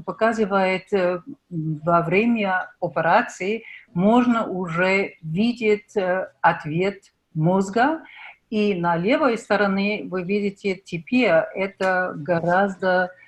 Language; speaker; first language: Russian; non-native, fluent; German